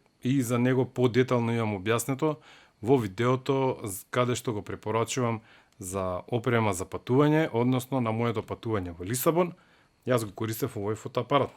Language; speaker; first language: Macedonian; native; Macedonian